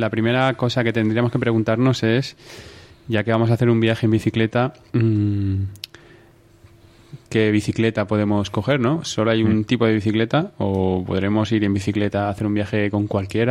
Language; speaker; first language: Spanish; native; Spanish